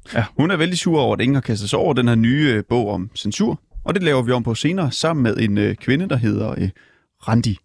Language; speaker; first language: Danish; native; Danish